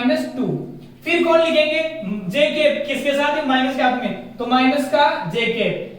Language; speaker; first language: Hindi; native; Hindi